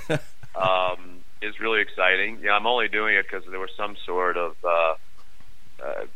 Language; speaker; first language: English; native; English